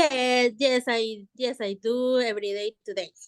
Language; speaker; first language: English; non-native, learner; Spanish